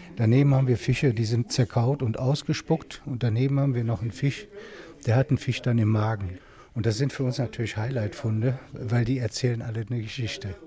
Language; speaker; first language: German; native; German